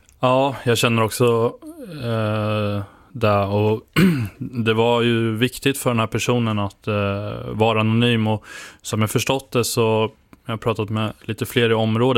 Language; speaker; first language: Swedish; native; Swedish